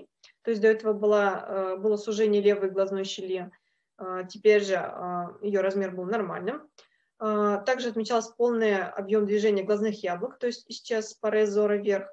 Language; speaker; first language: Russian; native; Russian